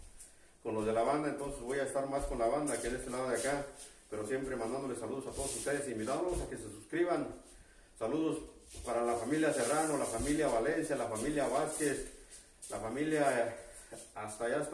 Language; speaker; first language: Spanish; native; Spanish